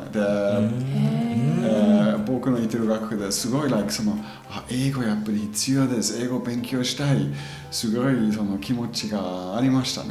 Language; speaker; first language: Japanese; non-native, fluent; German